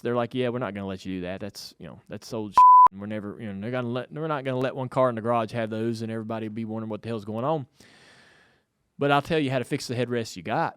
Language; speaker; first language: English; native; English